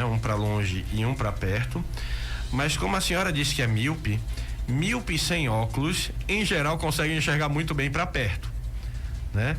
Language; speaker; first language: Portuguese; native; Portuguese